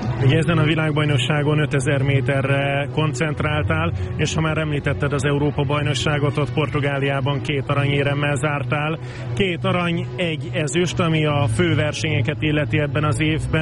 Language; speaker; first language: Hungarian; native; Hungarian